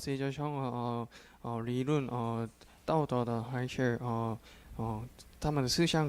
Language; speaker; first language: Chinese; non-native, learner; Korean